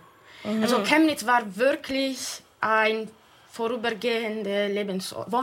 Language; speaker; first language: German; non-native, fluent; Italian